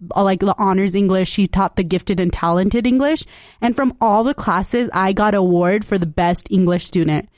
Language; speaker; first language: English; early bilingual, other home language; Punjabi